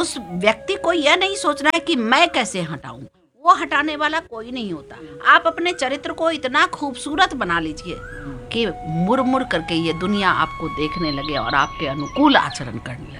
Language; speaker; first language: Hindi; native; Hindi